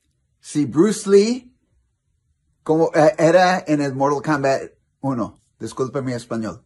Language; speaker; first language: Spanish; non-native, learner; English